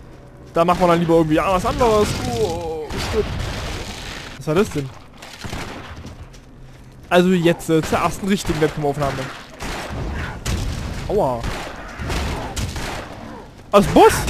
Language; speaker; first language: German; native; German